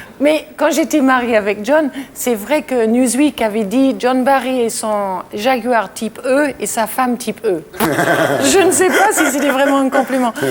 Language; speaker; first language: French; non-native, fluent; English